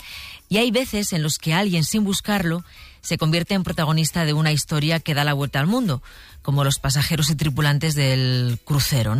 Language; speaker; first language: Spanish; native; Spanish